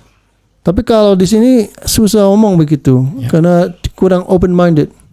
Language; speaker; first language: Indonesian; early bilingual, heritage; English